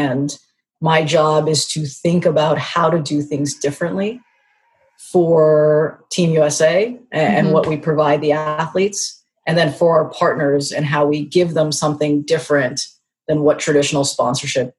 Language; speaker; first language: English; native; English